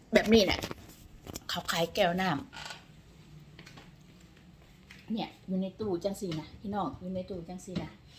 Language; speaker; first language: Thai; non-native, local second language; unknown